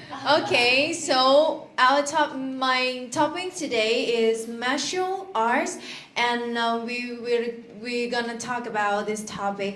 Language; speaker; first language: English; non-native, learner; Vietnamese